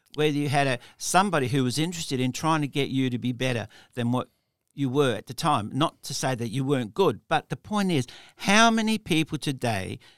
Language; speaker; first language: English; early bilingual, other home language; Italian